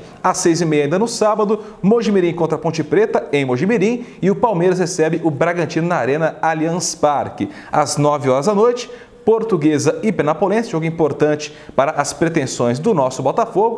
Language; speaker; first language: Portuguese; native; Portuguese